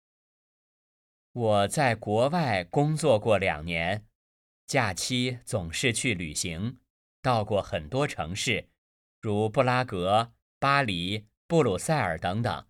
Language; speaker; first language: Chinese; native; Chinese